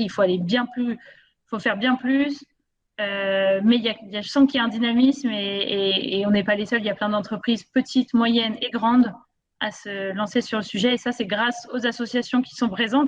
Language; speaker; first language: French; native; French